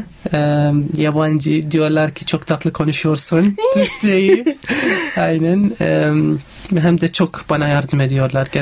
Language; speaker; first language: Turkish; non-native, learner; Arabic